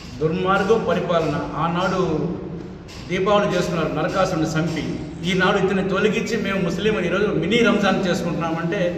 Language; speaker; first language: Telugu; non-native, local second language; Urdu